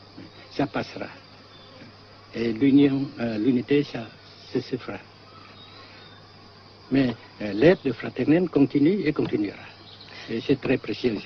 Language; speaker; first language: French; non-native, fluent; Vietnamese